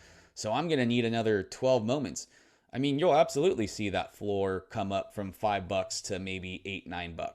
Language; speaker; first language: English; native; English